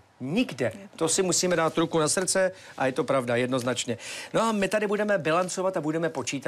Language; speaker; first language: Czech; native; Czech